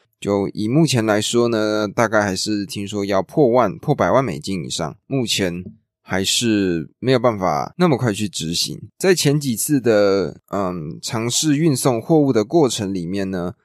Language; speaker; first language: Chinese; native; Chinese